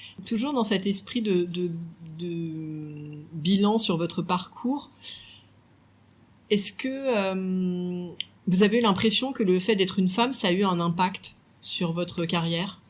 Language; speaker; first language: French; native; French